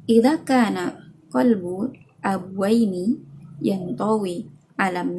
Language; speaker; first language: Arabic; non-native, fluent; Indonesian